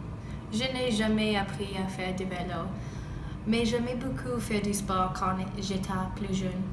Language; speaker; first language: French; non-native, learner; English